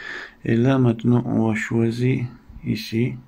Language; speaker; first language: French; non-native, fluent; Russian